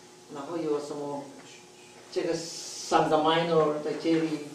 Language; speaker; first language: Chinese; non-native, fluent; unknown